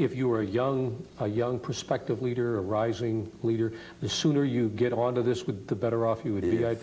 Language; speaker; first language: English; native; English